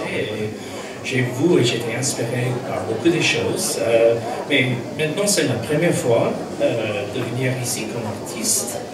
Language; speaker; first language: French; non-native, fluent; English